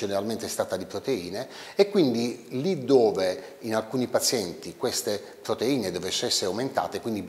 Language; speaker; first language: Italian; native; Italian